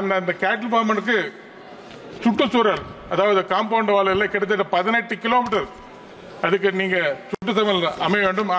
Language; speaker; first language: Tamil; non-native, local second language; Telugu